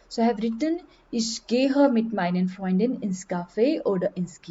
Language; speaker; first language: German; non-native, learner; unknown